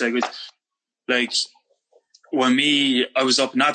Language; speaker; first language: English; native; English